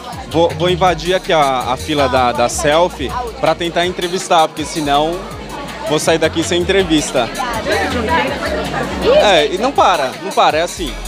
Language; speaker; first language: Portuguese; native; Portuguese